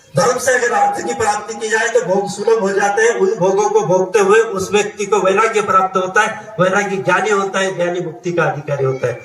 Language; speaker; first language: Hindi; non-native, local second language; Marathi